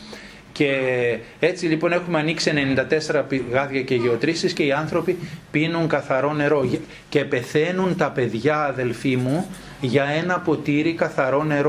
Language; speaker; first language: Greek; native; Greek